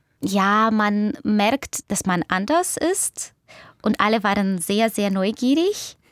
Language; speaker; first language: German; non-native, fluent; Russian